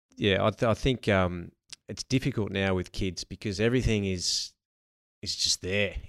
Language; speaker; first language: English; native; English